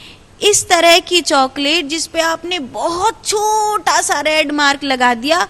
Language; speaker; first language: Hindi; native; Hindi